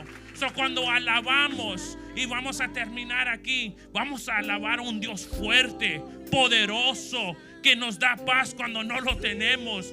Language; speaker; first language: Spanish; early bilingual, heritage; Spanish